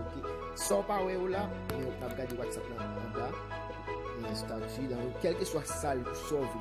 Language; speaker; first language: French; non-native, local second language; Haitian Creole